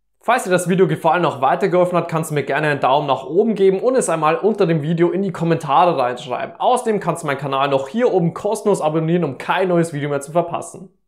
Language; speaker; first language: German; native; German